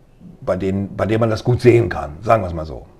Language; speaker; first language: German; native; German